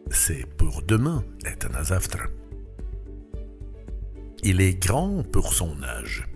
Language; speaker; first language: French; non-native, fluent; Russian